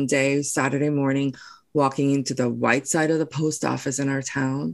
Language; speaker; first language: English; non-native, local second language; Afrikaans